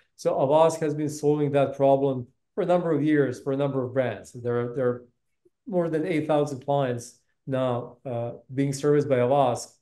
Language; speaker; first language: English; non-native, fluent; Bosnian